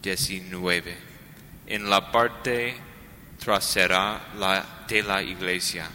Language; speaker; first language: Spanish; non-native, learner; English